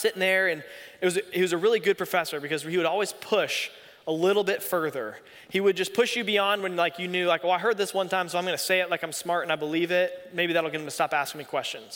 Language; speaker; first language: English; native; English